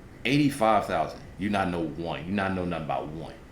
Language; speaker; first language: English; native; English